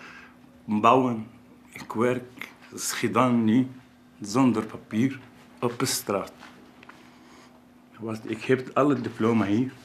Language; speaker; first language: Dutch; non-native, learner; Arabic